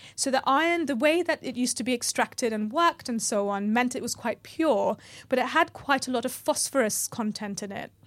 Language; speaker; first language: English; native; English